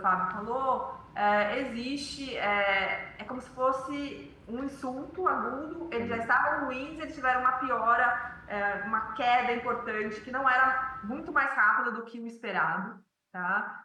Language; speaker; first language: Portuguese; native; Portuguese